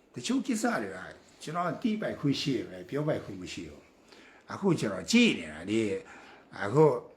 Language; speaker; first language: Burmese; non-native, local second language; Kachin